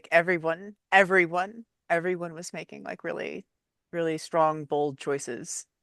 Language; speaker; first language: English; native; English